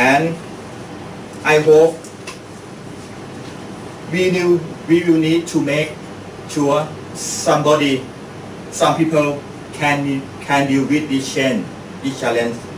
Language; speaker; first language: English; non-native, learner; Thai